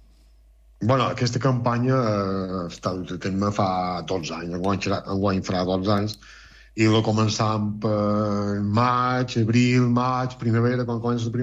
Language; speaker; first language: Catalan; native; Catalan